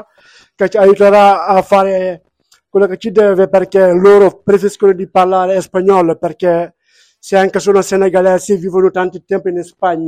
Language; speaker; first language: Italian; non-native, fluent; Wolof